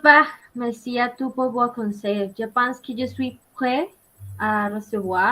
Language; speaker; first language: French; non-native, learner; Spanish